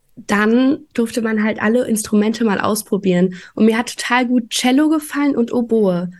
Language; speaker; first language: German; native; German